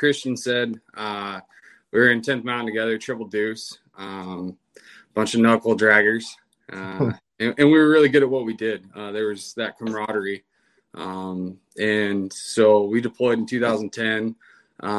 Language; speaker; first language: English; native; English